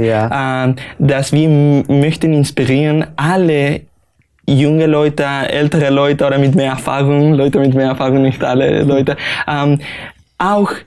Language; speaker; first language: German; non-native, learner; Spanish